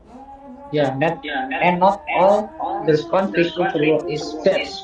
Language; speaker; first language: English; non-native, learner; Javanese